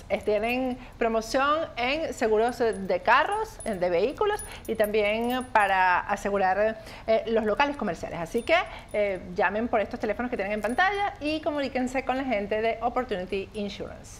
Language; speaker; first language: Spanish; native; Spanish